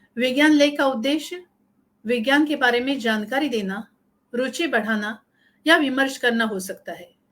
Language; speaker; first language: Hindi; non-native, local second language; Marathi